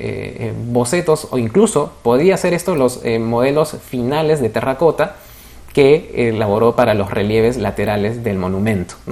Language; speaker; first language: Spanish; native; Spanish